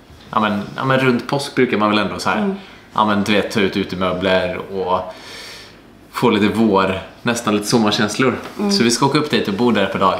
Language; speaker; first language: Swedish; native; Swedish